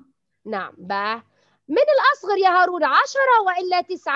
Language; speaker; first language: Arabic; native; Arabic